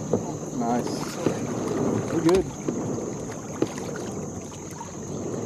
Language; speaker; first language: English; native; English